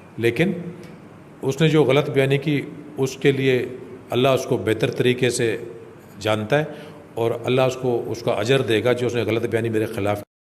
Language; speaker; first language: Urdu; native; Urdu